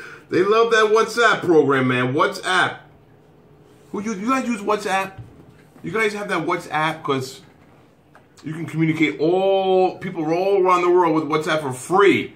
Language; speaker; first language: English; native; English